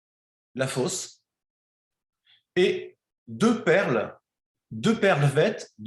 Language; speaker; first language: French; native; French